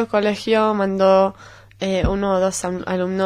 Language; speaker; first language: Spanish; non-native, fluent; Hebrew